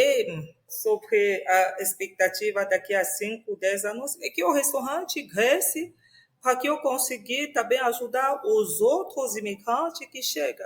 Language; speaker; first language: Portuguese; non-native, fluent; French